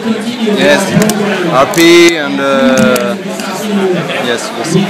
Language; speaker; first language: English; non-native, learner; French